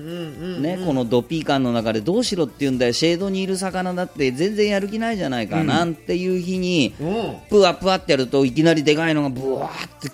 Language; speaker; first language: Japanese; native; Japanese